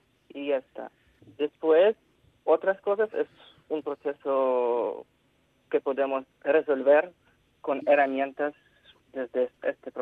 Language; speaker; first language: Spanish; non-native, fluent; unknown